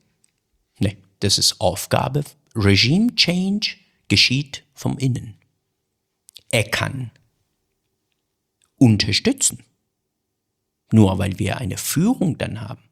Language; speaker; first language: German; early bilingual, other home language; Persian